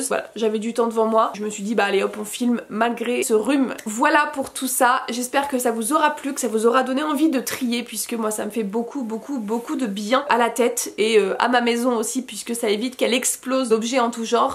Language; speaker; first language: French; native; French